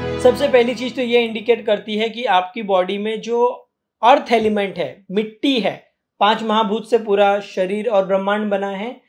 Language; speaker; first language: Hindi; native; Hindi